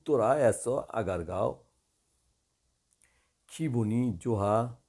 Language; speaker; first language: Korean; non-native, learner; Bangla